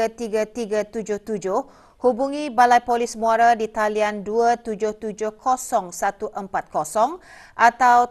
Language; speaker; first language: Malay; native; Malay